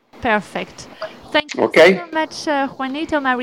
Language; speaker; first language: English; non-native, learner; French